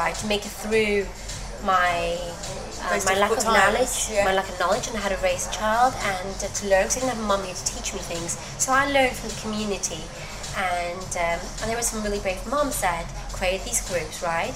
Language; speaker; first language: English; non-native, fluent; Greek